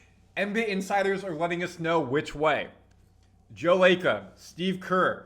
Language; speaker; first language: English; native; English